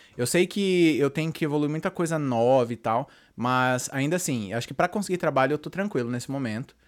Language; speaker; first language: Portuguese; native; Portuguese